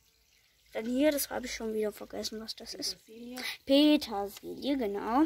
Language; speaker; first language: German; native; German